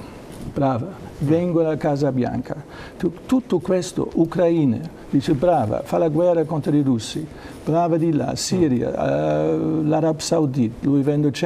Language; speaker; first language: Italian; non-native, learner; German